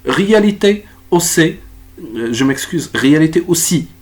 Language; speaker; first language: French; non-native, local second language; Arabic